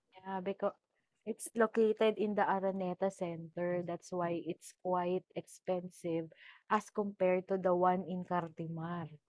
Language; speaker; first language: English; non-native, local second language; Filipino